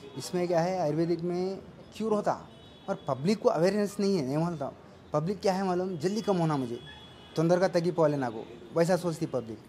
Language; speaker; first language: Hindi; non-native, local second language; Urdu